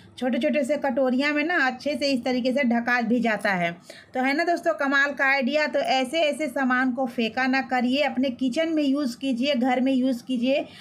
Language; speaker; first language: Hindi; native; Hindi